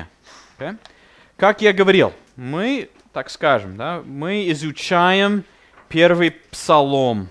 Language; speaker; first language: Russian; non-native, fluent; English